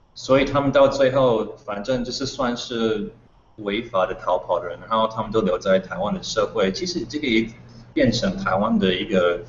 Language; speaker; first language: Chinese; non-native, fluent; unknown